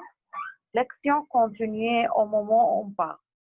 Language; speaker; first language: French; non-native, learner; Arabic